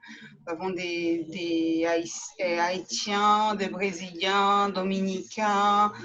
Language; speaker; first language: French; native; French